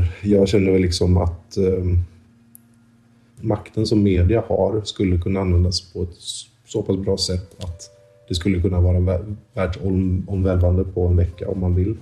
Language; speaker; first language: Swedish; native; Swedish